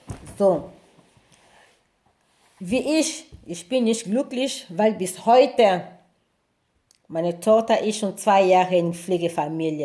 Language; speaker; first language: German; non-native, learner; Lingala